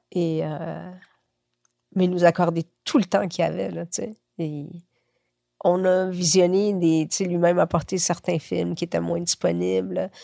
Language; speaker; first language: French; early bilingual, other home language; Spanish